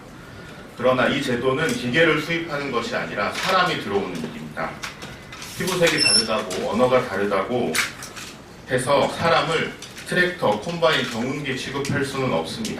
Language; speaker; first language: Korean; native; Korean